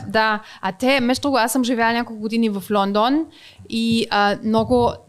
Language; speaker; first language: Bulgarian; native; Bulgarian